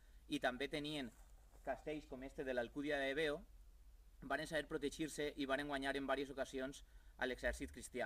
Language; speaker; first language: Catalan; native; Catalan